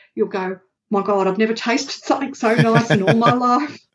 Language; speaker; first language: English; native; English